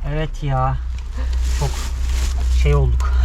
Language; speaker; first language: Turkish; native; Turkish